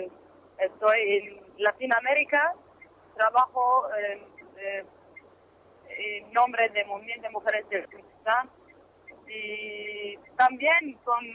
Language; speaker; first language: Spanish; non-native, learner; Kurdish